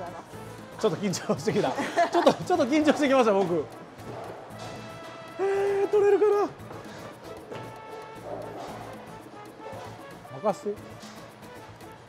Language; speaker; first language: Japanese; native; Japanese